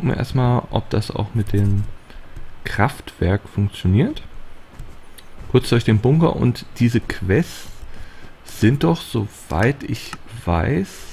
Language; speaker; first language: German; native; German